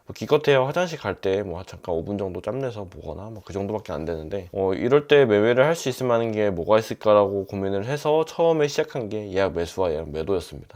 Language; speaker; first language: Korean; native; Korean